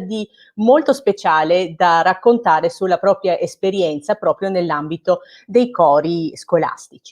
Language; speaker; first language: Italian; native; Italian